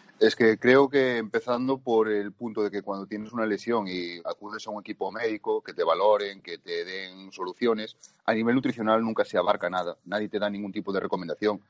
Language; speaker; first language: Spanish; native; Spanish